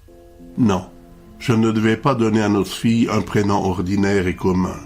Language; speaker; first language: French; native; French